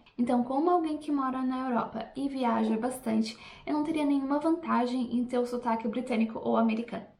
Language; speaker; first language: Portuguese; native; Portuguese